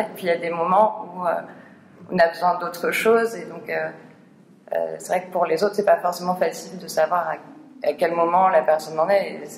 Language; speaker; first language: French; native; French